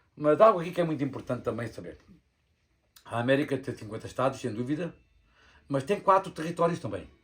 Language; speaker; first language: Portuguese; native; Portuguese